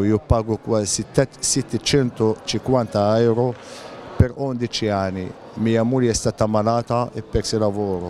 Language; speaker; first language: Italian; non-native, learner; Arabic